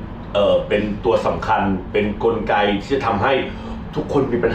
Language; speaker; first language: Thai; native; Thai